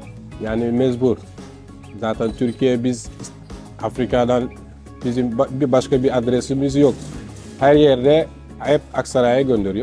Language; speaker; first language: Turkish; non-native, learner; Wolof